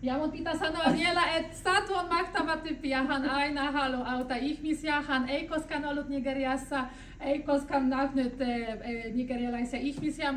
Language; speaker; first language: Finnish; non-native, fluent; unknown